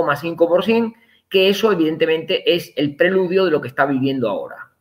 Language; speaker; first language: Spanish; native; Spanish